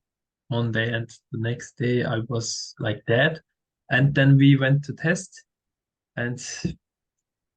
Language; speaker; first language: English; non-native, learner; Turkish